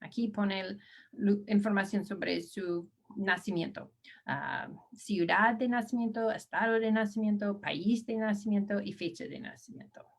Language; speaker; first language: Spanish; non-native, learner; English